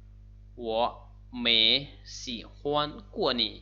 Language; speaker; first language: Chinese; non-native, fluent; Lao